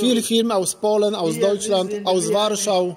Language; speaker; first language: German; non-native, learner; Polish